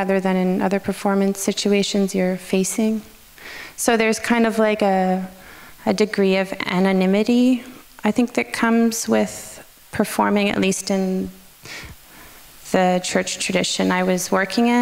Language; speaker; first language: English; native; English